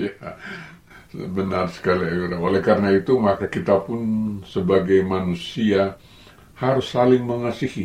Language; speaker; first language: Indonesian; native; Indonesian